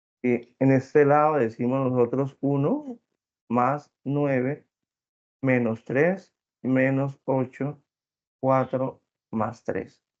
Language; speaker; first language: Spanish; native; Spanish